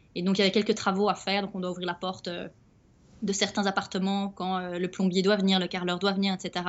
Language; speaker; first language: French; native; French